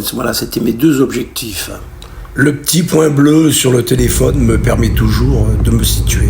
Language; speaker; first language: French; native; French